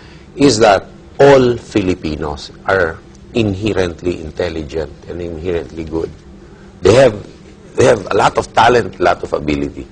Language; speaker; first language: English; non-native, local second language; Filipino